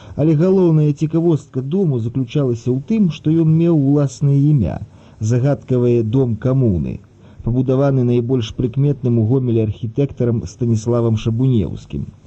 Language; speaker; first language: Belarusian; early bilingual, other home language; Russian